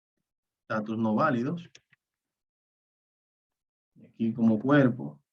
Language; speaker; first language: Spanish; native; Spanish